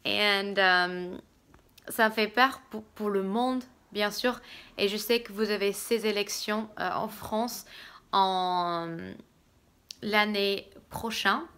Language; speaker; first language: French; non-native, fluent; English